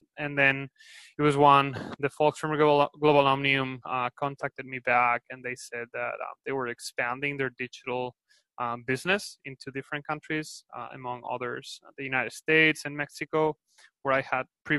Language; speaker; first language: English; non-native, fluent; Spanish